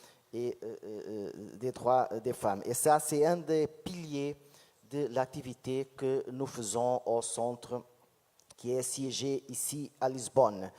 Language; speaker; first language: French; non-native, fluent; Portuguese